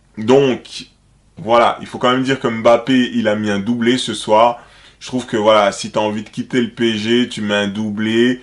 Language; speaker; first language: French; native; French